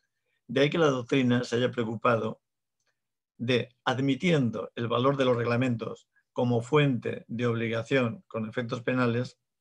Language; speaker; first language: Spanish; native; Spanish